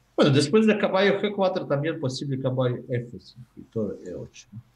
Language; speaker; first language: Spanish; non-native, learner; Ukrainian